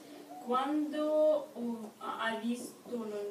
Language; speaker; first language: Italian; non-native, learner; Russian